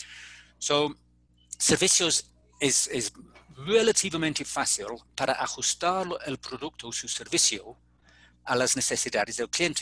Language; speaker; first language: Spanish; non-native, fluent; English